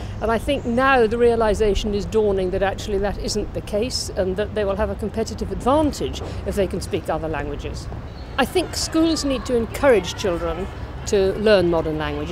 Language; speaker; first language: English; native; English